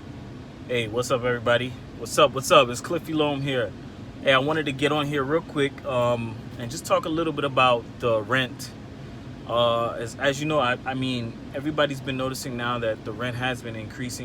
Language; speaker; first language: English; native; English